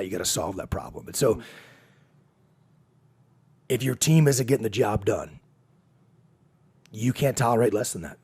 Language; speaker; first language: English; native; English